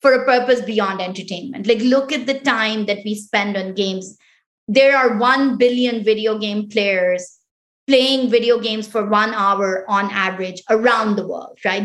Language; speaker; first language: English; non-native, local second language; Pashto